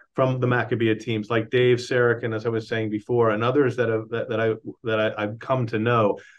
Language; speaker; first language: English; native; English